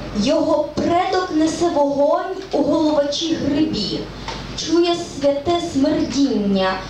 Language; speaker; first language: Ukrainian; native; Ukrainian